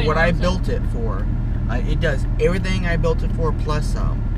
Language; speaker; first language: English; native; English